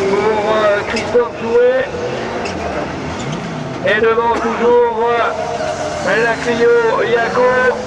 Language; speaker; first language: French; native; French